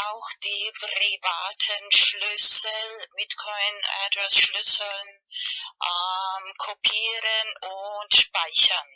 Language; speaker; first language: German; non-native, learner; Spanish